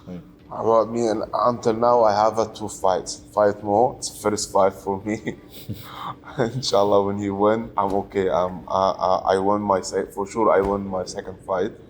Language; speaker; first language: English; non-native, learner; Arabic